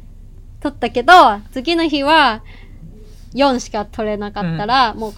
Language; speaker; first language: Japanese; non-native, fluent; Cantonese